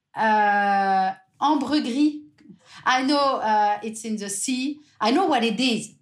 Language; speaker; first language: English; non-native, fluent; French